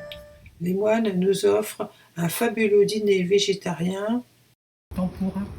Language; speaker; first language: French; native; French